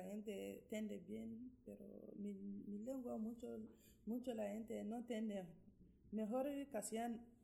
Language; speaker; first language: Spanish; non-native, learner; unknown